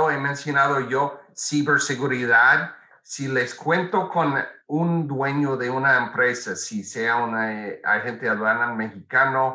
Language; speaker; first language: Spanish; non-native, fluent; English